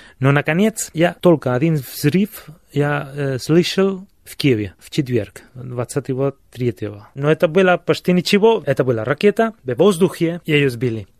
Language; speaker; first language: Russian; non-native, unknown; Spanish